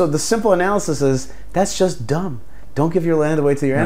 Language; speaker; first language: English; early bilingual, other home language; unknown